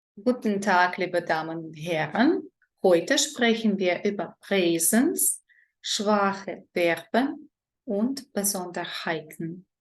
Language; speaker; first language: German; non-native, learner; Ukrainian